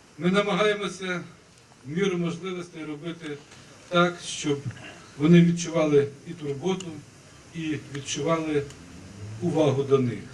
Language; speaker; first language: Ukrainian; native; Ukrainian